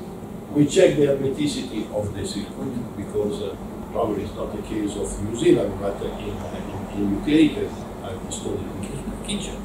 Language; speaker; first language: English; non-native, learner; Italian